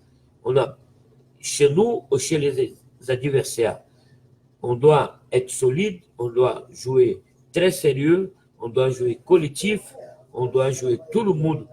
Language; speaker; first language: French; non-native, fluent; Portuguese